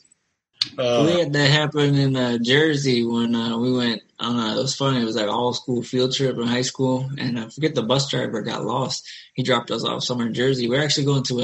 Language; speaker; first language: English; native; English